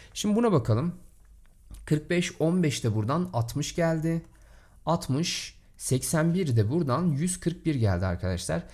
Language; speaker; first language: Turkish; native; Turkish